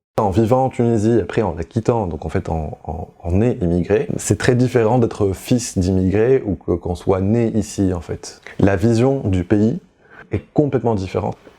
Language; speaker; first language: French; non-native, local second language; Arabic